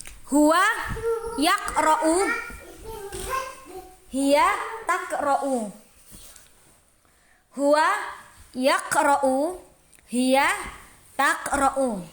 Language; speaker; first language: Arabic; non-native, fluent; Indonesian